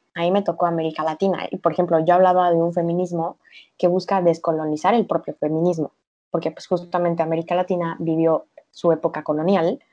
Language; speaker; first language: Spanish; native; Spanish